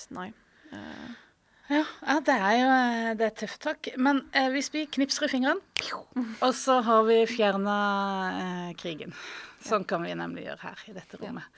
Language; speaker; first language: Norwegian; native; Norwegian